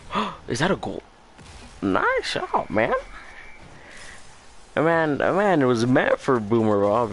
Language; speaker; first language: English; native; English